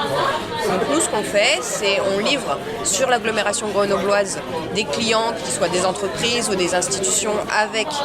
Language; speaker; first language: French; native; French